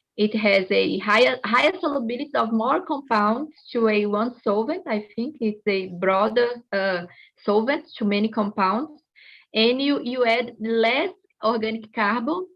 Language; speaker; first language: English; non-native, fluent; Portuguese